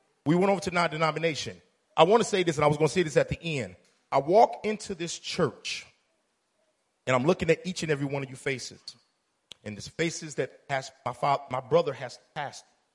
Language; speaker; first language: English; native; English